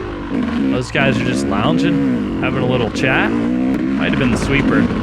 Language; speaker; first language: English; native; English